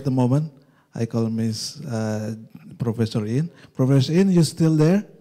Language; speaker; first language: English; non-native, local second language; Indonesian